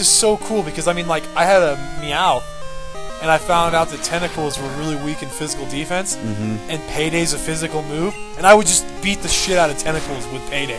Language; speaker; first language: English; native; English